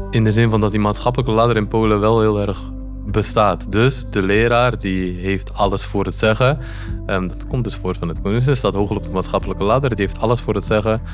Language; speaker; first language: Dutch; early bilingual, other home language; Polish